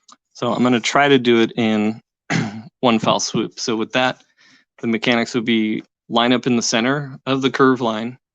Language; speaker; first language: English; native; English